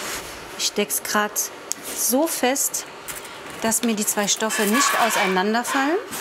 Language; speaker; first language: German; native; German